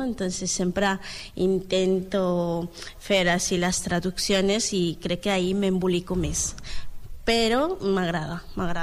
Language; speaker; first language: Catalan; non-native, learner; Spanish